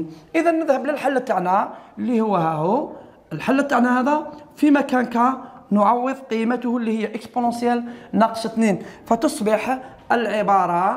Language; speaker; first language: Arabic; native; Arabic